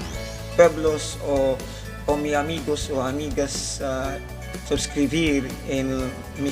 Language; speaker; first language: Spanish; non-native, learner; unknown